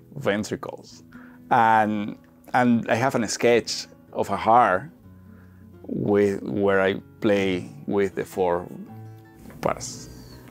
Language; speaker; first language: English; non-native, fluent; Spanish